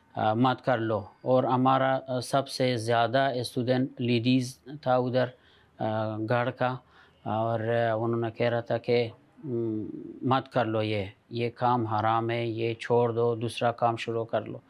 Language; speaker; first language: Hindi; non-native, learner; Persian